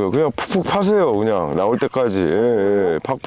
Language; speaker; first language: Korean; native; Korean